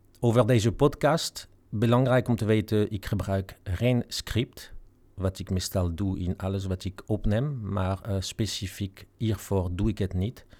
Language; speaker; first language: Dutch; non-native, fluent; French